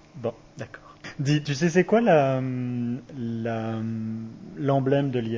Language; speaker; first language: French; native; French